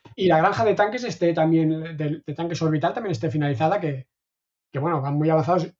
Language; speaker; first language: Spanish; native; Spanish